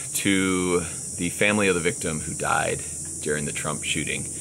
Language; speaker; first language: English; native; English